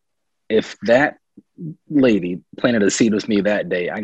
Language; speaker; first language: English; native; English